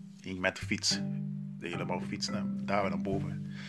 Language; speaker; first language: Dutch; non-native, learner; Portuguese